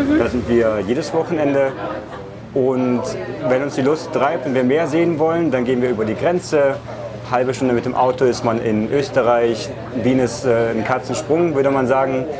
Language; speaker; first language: German; native; German